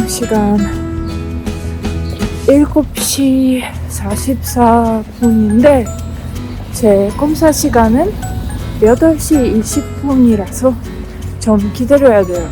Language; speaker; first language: Korean; non-native, learner; Ukrainian